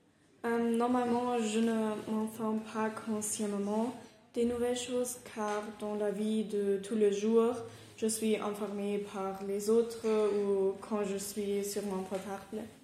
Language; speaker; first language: French; non-native, learner; German